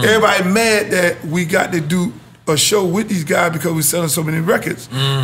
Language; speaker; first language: English; native; English